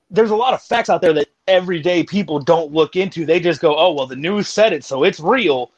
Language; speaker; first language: English; native; English